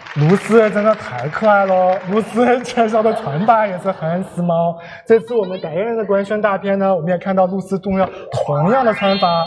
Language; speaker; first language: Chinese; native; Chinese